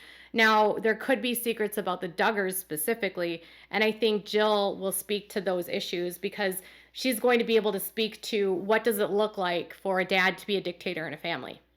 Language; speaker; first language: English; native; English